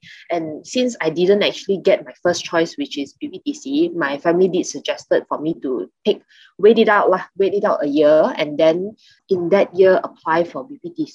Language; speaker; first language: English; non-native, local second language; Chinese